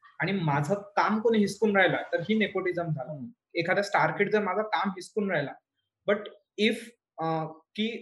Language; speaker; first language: Marathi; native; Marathi